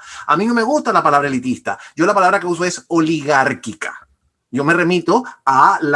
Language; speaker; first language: Spanish; native; Spanish